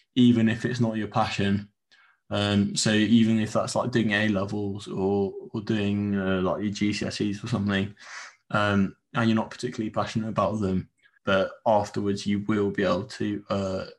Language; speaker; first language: English; non-native, fluent; Spanish